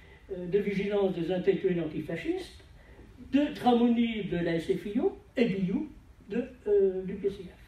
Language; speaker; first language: French; native; French